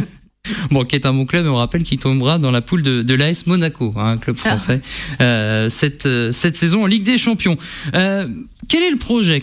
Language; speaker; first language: French; native; French